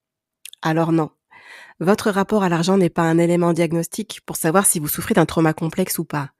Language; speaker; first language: French; native; French